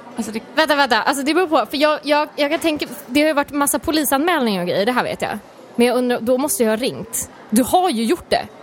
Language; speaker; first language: Swedish; native; Swedish